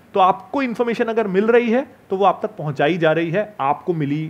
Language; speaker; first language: Hindi; native; Hindi